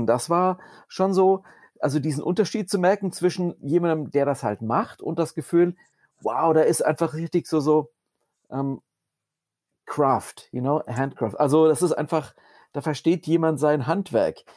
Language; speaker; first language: German; native; German